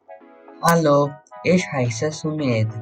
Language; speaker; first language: German; non-native, learner; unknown